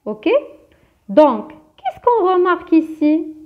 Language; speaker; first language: French; non-native, local second language; Arabic